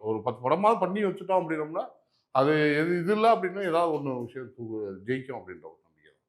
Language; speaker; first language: Tamil; native; Tamil